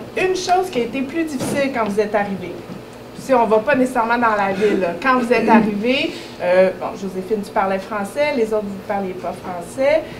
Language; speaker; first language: French; native; French